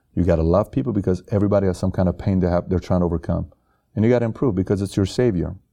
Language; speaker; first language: English; non-native, fluent; Persian